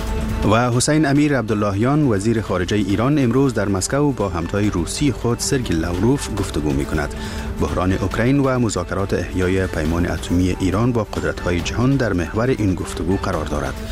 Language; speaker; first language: Persian; native; Persian